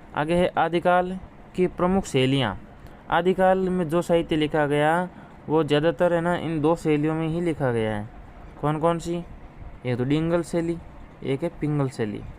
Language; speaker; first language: Hindi; native; Hindi